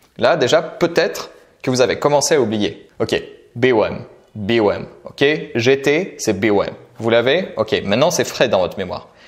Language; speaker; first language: French; native; French